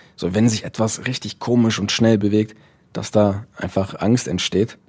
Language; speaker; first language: German; early bilingual, other home language; Dutch